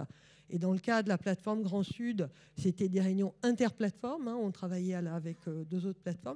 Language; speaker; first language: French; native; French